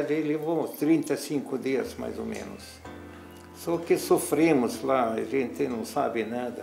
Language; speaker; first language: Portuguese; non-native, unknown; Arabic